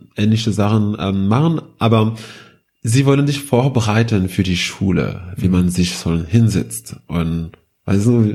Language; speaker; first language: German; non-native, fluent; French